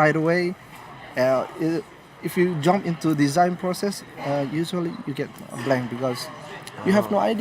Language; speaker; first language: English; non-native, learner; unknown